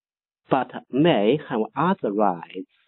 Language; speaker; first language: English; non-native, learner; Chinese